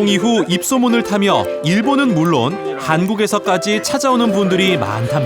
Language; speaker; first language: Korean; native; Korean